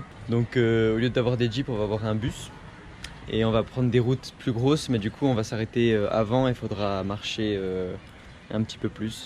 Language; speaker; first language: French; native; French